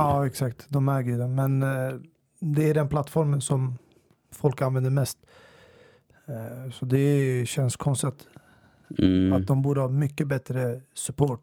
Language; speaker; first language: Swedish; native; Swedish